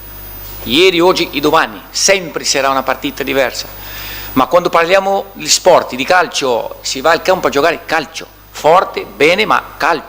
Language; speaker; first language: Italian; non-native, fluent; Portuguese